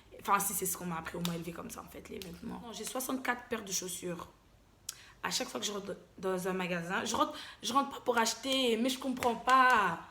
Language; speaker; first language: French; early bilingual, other home language; Lingala